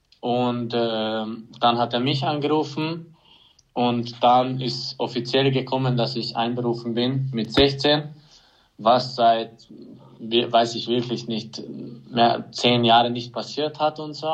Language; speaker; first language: German; non-native, fluent; Hungarian